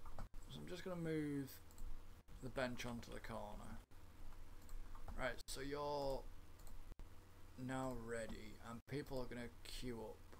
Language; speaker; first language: English; native; English